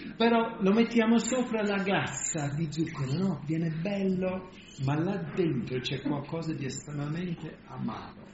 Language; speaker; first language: Italian; non-native, fluent; English